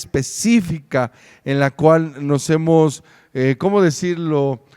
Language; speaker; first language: Spanish; native; Spanish